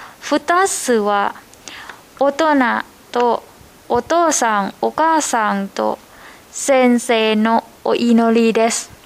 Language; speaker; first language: Japanese; non-native, learner; Thai